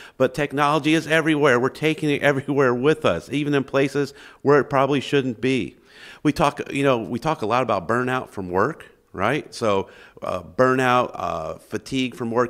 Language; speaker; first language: English; native; English